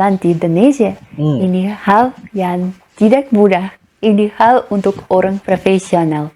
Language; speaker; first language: Indonesian; non-native, fluent; Russian